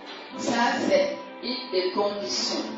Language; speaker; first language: French; non-native, local second language; Lingala